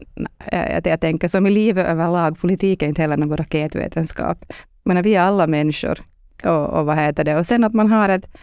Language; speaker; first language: Swedish; non-native, local second language; Finnish